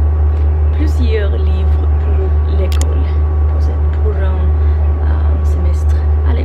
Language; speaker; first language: French; non-native, learner; Norwegian